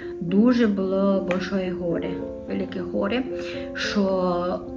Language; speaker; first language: Ukrainian; non-native, local second language; Romanian